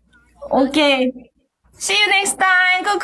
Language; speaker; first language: English; non-native, learner; Korean